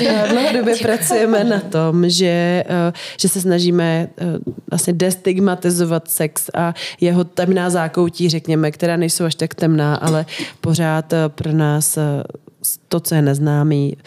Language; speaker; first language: Czech; native; Czech